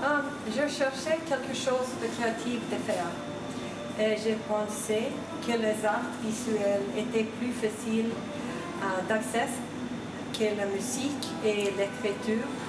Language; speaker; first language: French; non-native, fluent; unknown